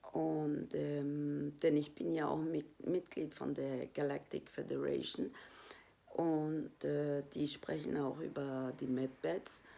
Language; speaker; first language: German; non-native, fluent; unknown